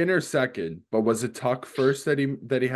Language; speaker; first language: English; native; English